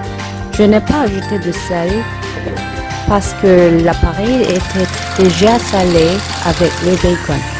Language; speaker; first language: French; non-native, learner; Korean